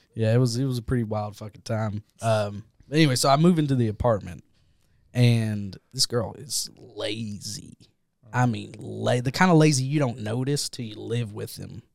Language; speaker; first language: English; native; English